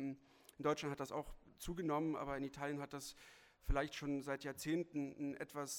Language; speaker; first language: German; native; German